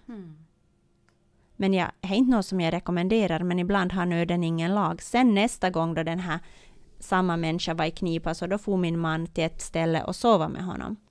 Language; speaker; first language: Swedish; native; Swedish